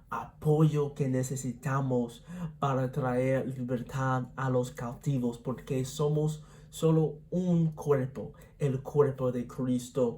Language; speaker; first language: Spanish; non-native, learner; English